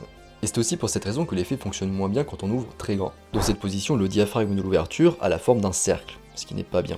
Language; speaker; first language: French; native; French